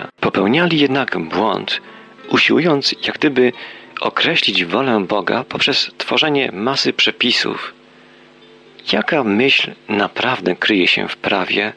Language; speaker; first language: Polish; native; Polish